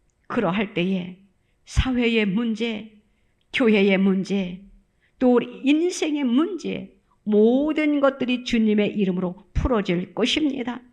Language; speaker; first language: Korean; native; Korean